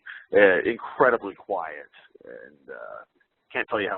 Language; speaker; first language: English; native; English